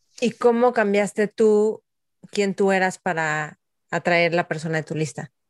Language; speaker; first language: Spanish; native; Spanish